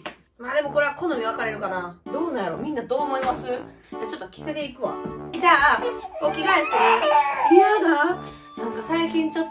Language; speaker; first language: Japanese; native; Japanese